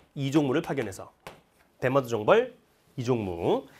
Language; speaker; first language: Korean; native; Korean